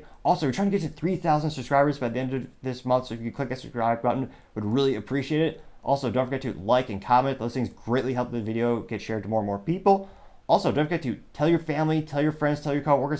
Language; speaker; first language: English; native; English